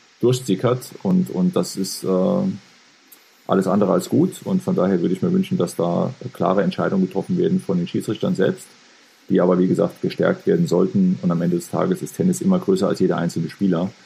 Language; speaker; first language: German; native; German